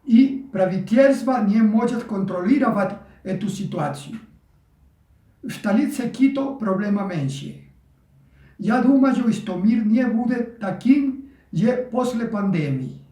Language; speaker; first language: Russian; non-native, fluent; Spanish